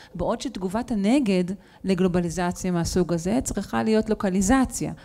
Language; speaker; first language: Hebrew; native; Hebrew